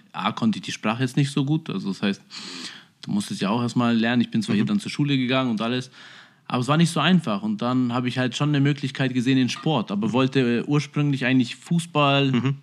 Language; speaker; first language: German; early bilingual, other home language; Albanian